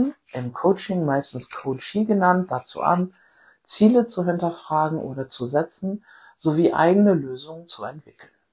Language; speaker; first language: German; native; German